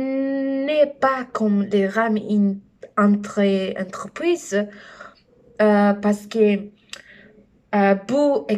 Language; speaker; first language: French; non-native, learner; Spanish